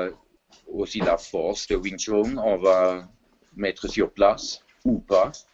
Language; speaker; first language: French; non-native, fluent; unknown